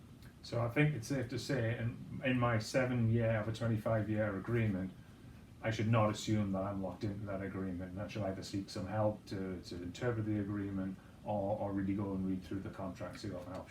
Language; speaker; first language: English; native; English